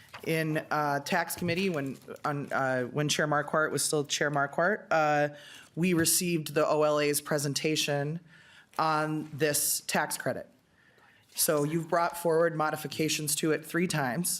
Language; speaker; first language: English; native; English